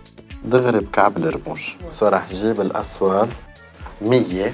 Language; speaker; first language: Arabic; native; Arabic